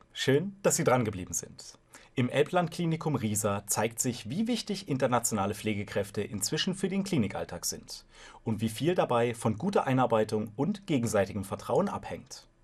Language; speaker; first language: German; native; German